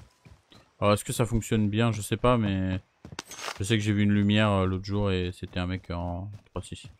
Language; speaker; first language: French; native; French